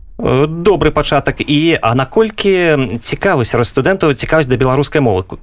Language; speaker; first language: Belarusian; non-native, local second language; Russian